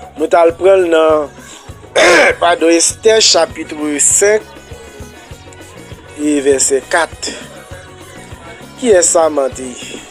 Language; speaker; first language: French; non-native, local second language; Haitian Creole